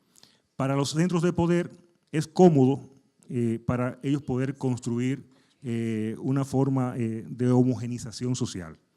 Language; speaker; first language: Spanish; native; Spanish